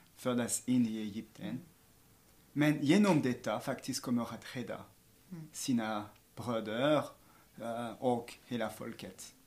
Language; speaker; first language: Swedish; non-native, fluent; French